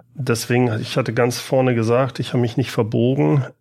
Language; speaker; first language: German; native; German